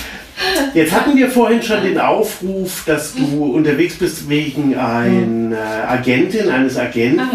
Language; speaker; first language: German; native; German